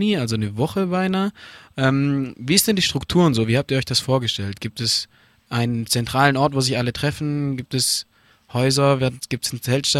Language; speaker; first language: German; native; German